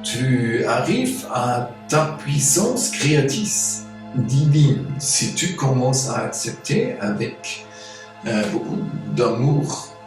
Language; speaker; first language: French; non-native, fluent; German